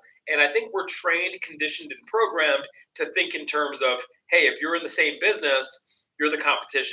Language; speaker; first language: English; native; English